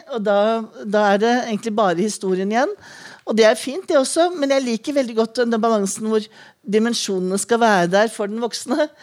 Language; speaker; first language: Norwegian; native; Norwegian